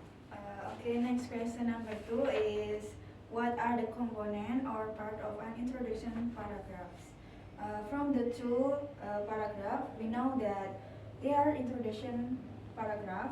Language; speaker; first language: English; non-native, learner; Indonesian